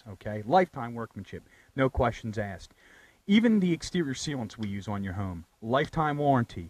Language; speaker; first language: English; native; English